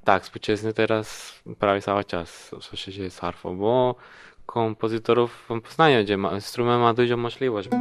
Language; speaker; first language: Polish; non-native, learner; Spanish